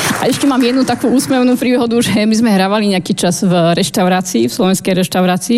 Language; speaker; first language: Slovak; native; Slovak